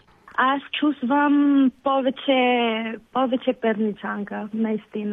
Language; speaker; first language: Bulgarian; non-native, learner; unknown